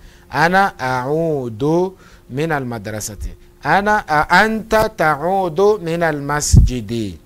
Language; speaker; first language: Arabic; non-native, fluent; Portuguese